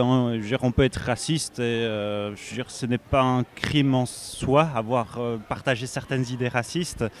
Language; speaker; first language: French; native; French